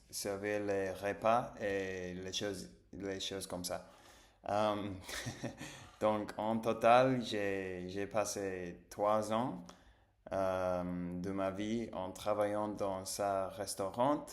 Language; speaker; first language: French; non-native, learner; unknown